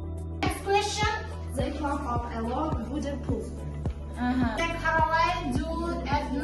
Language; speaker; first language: English; non-native, learner; Kazakh